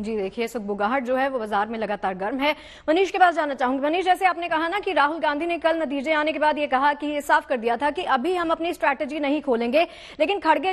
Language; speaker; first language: Hindi; native; Hindi